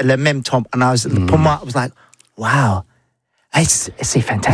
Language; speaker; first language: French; non-native, learner; English